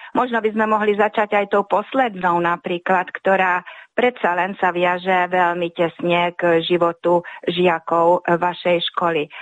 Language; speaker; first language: Slovak; early bilingual, heritage; Hungarian